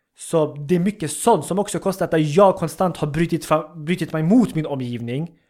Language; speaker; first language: Swedish; early bilingual, other home language; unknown